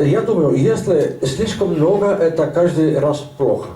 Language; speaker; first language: Russian; non-native, learner; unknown